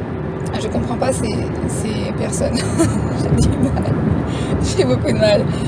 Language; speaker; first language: French; native; French